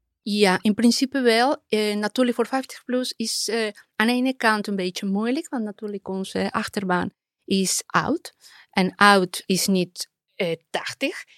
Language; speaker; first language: Dutch; non-native, fluent; Spanish